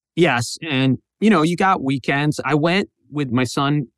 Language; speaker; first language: English; native; English